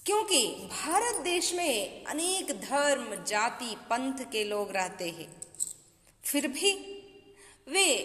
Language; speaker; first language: Hindi; non-native, local second language; Kannada